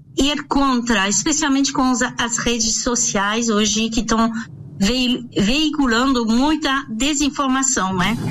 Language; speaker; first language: Portuguese; non-native, fluent; French